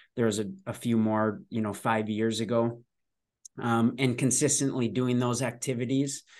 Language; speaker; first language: English; native; English